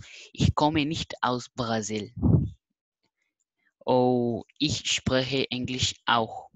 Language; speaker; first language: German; non-native, learner; Portuguese